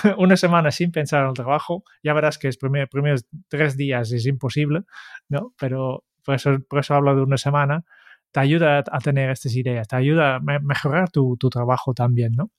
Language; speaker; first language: Spanish; non-native, fluent; Dutch